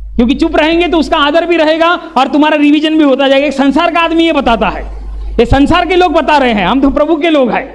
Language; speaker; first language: Hindi; non-native, local second language; Marathi